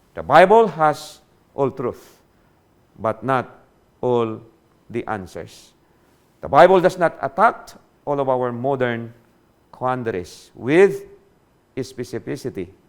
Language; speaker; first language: English; non-native, local second language; Hiligaynon